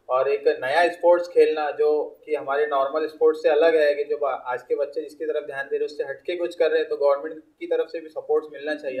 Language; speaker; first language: Hindi; non-native, local second language; Urdu